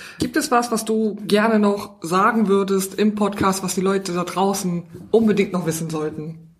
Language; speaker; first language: German; native; German